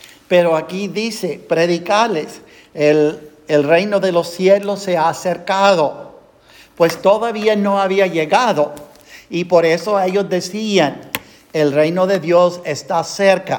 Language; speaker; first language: Spanish; non-native, fluent; English